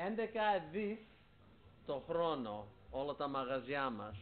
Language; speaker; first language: Greek; early bilingual, heritage; Greek